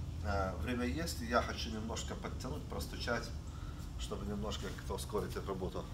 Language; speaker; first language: Russian; native; Russian